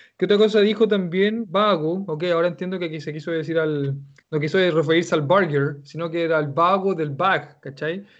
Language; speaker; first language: Spanish; native; Spanish